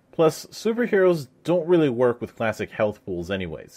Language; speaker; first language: English; native; English